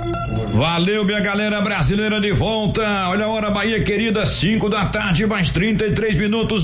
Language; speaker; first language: Portuguese; native; Portuguese